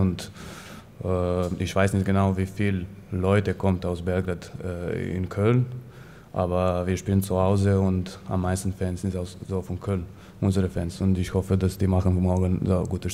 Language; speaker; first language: German; non-native, learner; Serbian